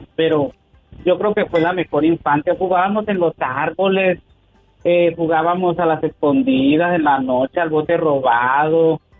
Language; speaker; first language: Spanish; native; Spanish